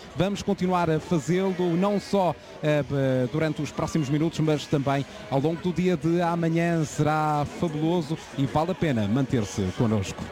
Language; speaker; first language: Portuguese; native; Portuguese